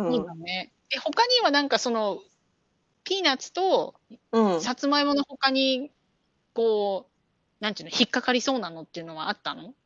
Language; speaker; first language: Japanese; native; Japanese